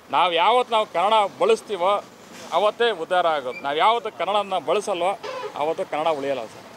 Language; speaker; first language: Kannada; native; Kannada